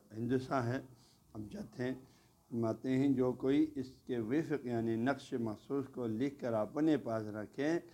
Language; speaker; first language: Urdu; non-native, local second language; Balti